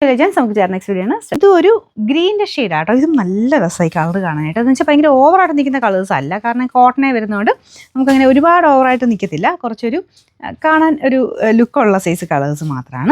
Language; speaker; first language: Malayalam; native; Malayalam